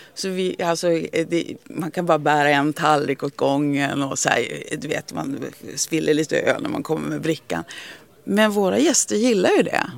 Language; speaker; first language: Swedish; native; Swedish